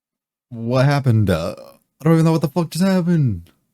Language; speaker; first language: English; native; English